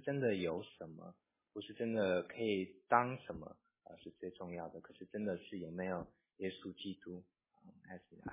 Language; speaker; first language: Chinese; early bilingual, heritage; English